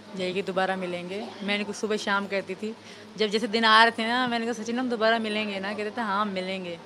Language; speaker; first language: Urdu; non-native, local second language; Sindhi